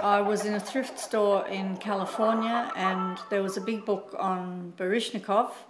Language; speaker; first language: English; native; English